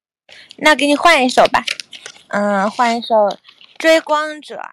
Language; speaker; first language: Chinese; native; Chinese